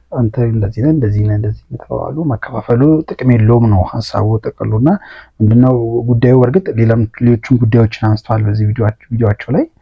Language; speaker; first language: Amharic; native; Amharic